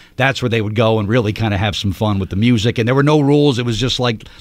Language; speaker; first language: English; native; English